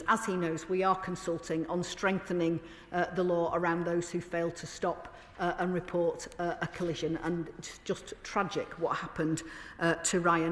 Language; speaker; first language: English; native; English